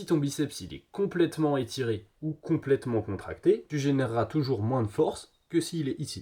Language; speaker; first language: French; native; French